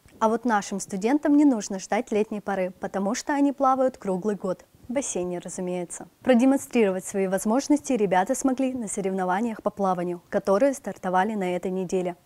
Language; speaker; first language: Russian; native; Russian